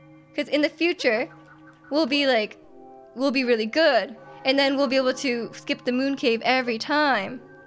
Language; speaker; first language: English; native; English